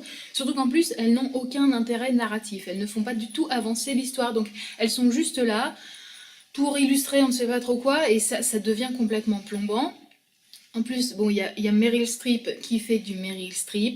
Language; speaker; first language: French; native; French